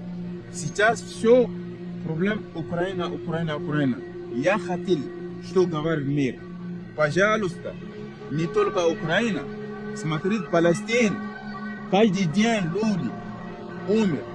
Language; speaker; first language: Russian; non-native, learner; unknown